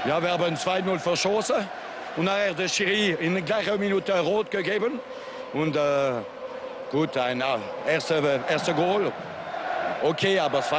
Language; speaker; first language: German; non-native, local second language; French